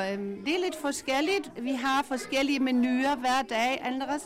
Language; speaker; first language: Danish; non-native, local second language; German